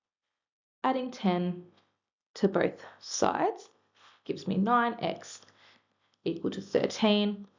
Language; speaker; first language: English; native; English